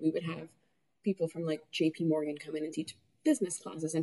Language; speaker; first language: English; early bilingual, other home language; Spanish